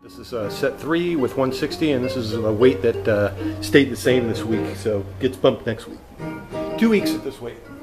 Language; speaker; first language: English; native; English